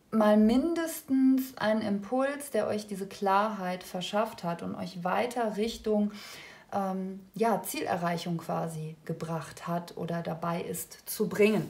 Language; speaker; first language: German; native; German